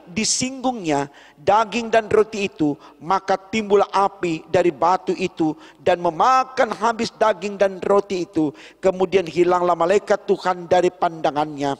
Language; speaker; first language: Indonesian; native; Indonesian